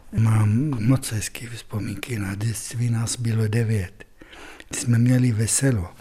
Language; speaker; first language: Czech; non-native, fluent; Arabic